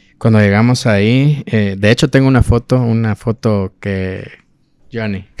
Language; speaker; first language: Spanish; native; Spanish